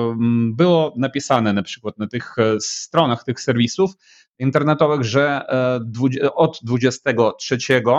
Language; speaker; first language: Polish; non-native, fluent; Ukrainian